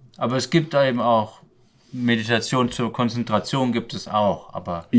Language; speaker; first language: German; native; German